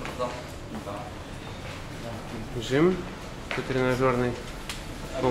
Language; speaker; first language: Russian; native; Russian